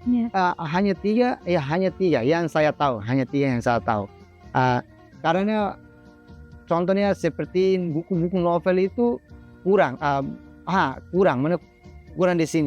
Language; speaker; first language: Indonesian; non-native, fluent; Tetum